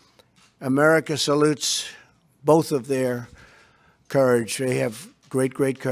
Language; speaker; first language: English; native; English